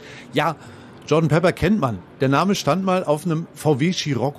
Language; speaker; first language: German; native; German